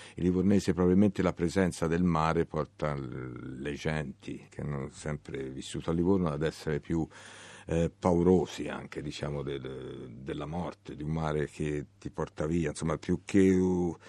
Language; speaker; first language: Italian; native; Italian